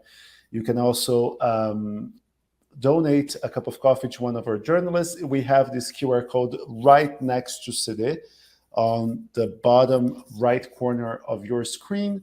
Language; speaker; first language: English; non-native, fluent; Portuguese